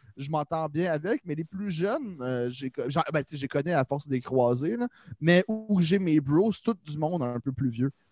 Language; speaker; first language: French; native; French